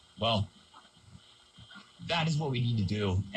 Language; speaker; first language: English; native; English